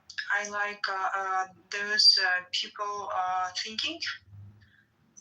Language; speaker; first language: English; non-native, learner; Russian